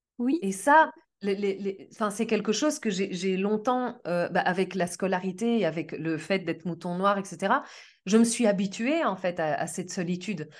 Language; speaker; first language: French; early bilingual, other home language; Portuguese